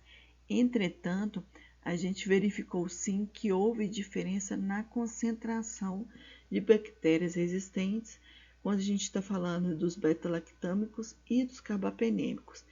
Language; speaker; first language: Portuguese; native; Portuguese